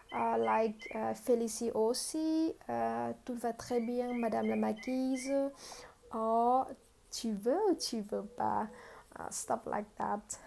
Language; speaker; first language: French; non-native, fluent; Vietnamese